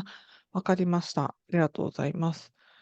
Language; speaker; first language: Japanese; native; Japanese